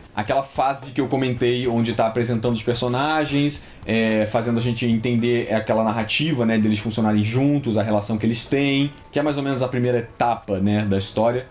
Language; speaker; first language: Portuguese; native; Portuguese